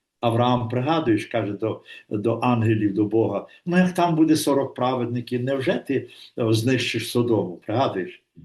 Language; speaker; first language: Ukrainian; native; Ukrainian